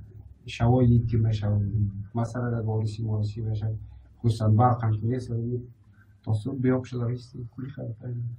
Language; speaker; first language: Persian; native; Persian